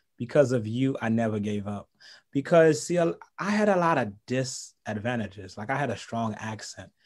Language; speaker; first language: English; early bilingual, other home language; Haitian Creole